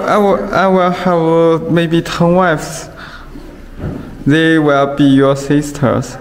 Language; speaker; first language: English; non-native, local second language; Chinese